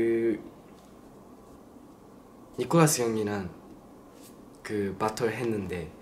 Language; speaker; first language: Korean; non-native, learner; Japanese